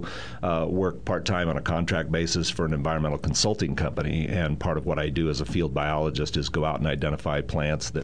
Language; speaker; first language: English; native; English